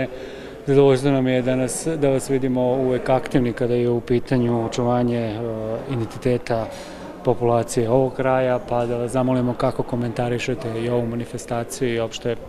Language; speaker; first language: Serbian; native; Serbian